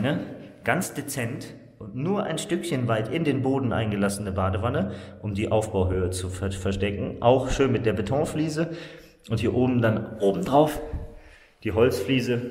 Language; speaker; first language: German; native; German